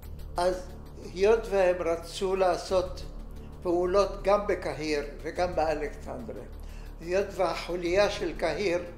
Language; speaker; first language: Hebrew; non-native, fluent; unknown